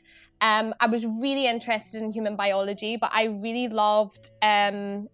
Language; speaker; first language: English; native; English